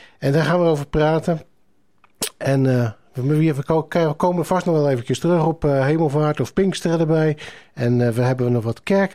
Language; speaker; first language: Dutch; native; Dutch